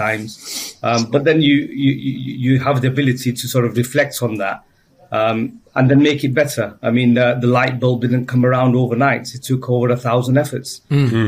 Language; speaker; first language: English; native; English